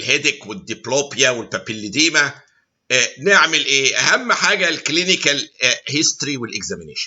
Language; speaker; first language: Arabic; native; Arabic